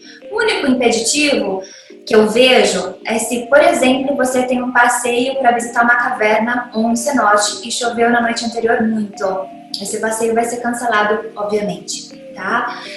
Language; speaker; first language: Portuguese; native; Portuguese